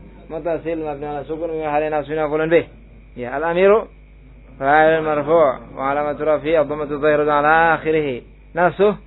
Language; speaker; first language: Arabic; non-native, fluent; Indonesian